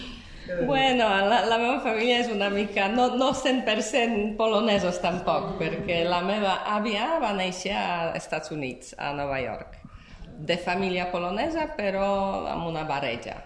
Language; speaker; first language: Catalan; non-native, fluent; Polish